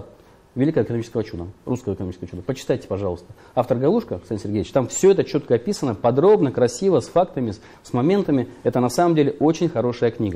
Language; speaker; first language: Russian; native; Russian